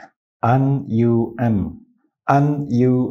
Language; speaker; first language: Vietnamese; non-native, learner; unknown